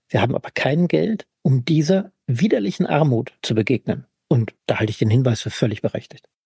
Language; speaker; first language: German; native; German